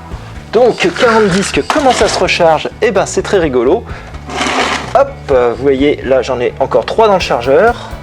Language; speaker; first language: French; native; French